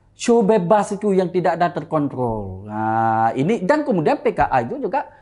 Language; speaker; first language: Indonesian; native; Indonesian